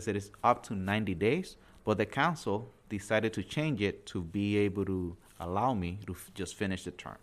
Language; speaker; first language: English; non-native, fluent; Spanish